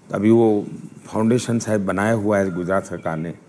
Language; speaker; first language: Hindi; non-native, local second language; Gujarati